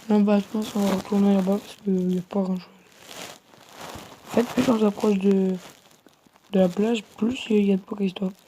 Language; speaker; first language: French; native; French